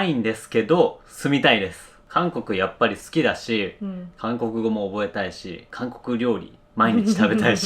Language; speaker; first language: Japanese; native; Japanese